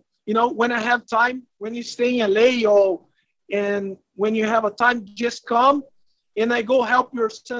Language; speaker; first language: English; non-native, learner; Portuguese